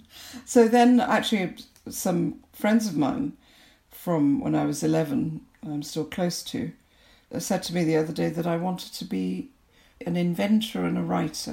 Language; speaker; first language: English; non-native, local second language; Bangla